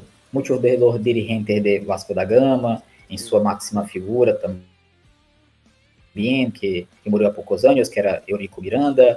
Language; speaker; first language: Spanish; non-native, learner; Portuguese